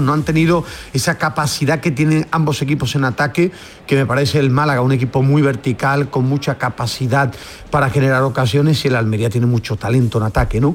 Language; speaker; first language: Spanish; native; Spanish